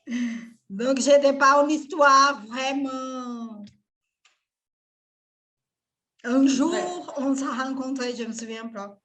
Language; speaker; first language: French; non-native, fluent; Portuguese